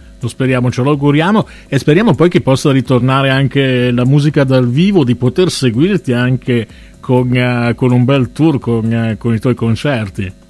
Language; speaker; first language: Italian; native; Italian